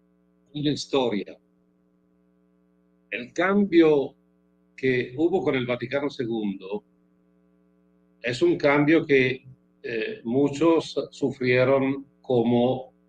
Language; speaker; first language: Spanish; non-native, fluent; Italian